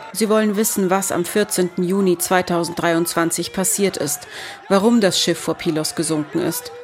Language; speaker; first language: German; native; German